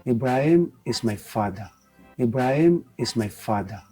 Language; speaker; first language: English; non-native, local second language; Yoruba